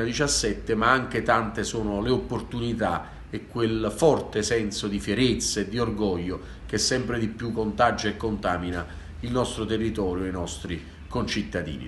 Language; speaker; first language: Italian; native; Italian